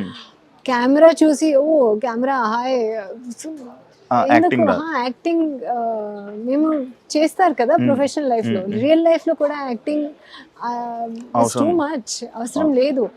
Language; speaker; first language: Telugu; non-native, learner; Hindi